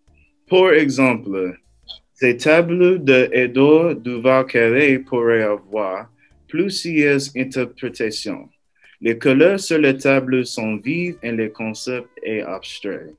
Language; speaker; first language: French; non-native, learner; English